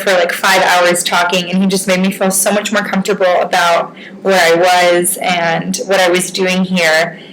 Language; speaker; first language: English; native; English